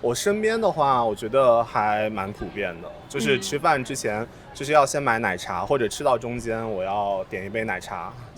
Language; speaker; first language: Chinese; native; Chinese